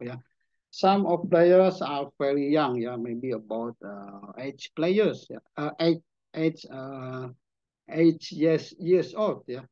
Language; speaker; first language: English; non-native, learner; Indonesian